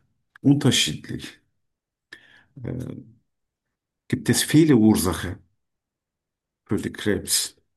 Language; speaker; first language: German; non-native, learner; Turkish